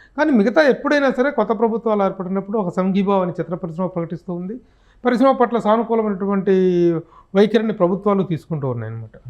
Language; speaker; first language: Telugu; native; Telugu